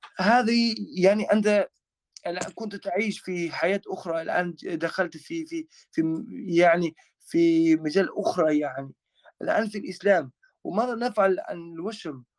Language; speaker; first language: Arabic; non-native, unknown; Albanian